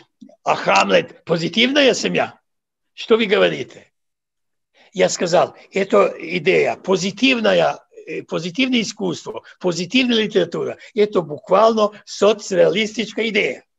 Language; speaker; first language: Russian; non-native, fluent; Serbian